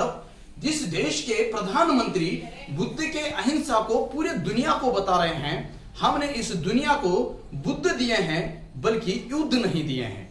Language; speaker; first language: Hindi; native; Hindi